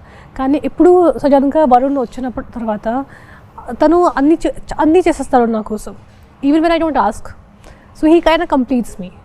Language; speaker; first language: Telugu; non-native, fluent; Hindi